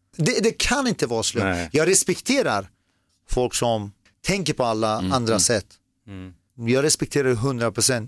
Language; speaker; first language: Swedish; early bilingual, other home language; Persian